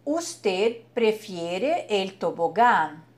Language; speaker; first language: Spanish; non-native, fluent; Portuguese